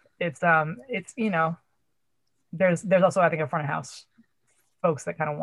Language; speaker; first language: English; native; English